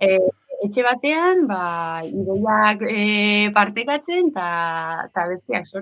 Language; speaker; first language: Basque; non-native, local second language; Spanish